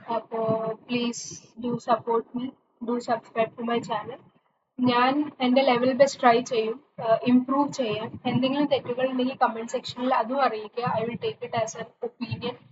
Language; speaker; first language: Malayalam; early bilingual, heritage; Malayalam